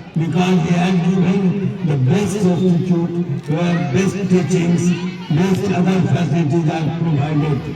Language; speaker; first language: English; non-native, local second language; Hindi